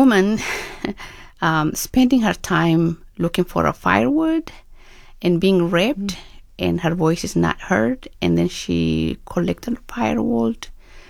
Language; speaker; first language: English; non-native, fluent; Oromo